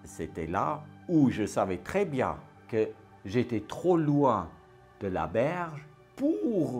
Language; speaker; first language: French; non-native, fluent; Afrikaans